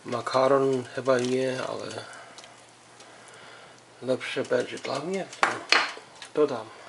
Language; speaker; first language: Polish; early bilingual, heritage; English